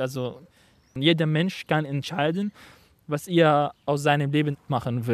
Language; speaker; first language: German; non-native, fluent; Arabic